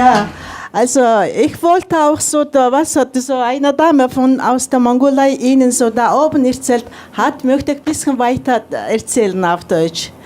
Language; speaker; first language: German; non-native, learner; Mongolian